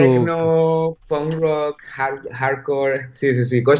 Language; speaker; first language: Portuguese; non-native, learner; Spanish